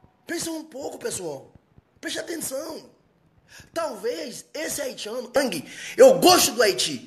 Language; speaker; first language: Portuguese; non-native, fluent; Haitian Creole